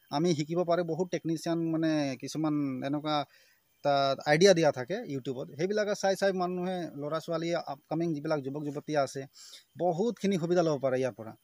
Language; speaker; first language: Assamese; non-native, local second language; Sadri